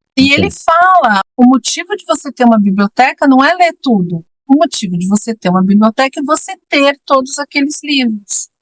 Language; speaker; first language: Portuguese; native; Portuguese